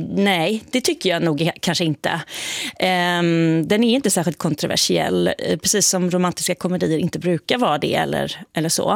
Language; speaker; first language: Swedish; native; Swedish